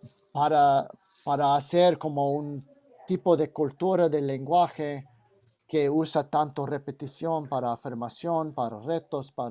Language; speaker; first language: Spanish; non-native, fluent; English